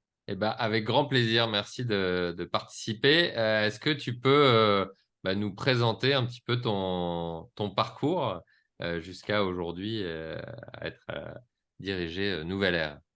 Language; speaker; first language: French; native; French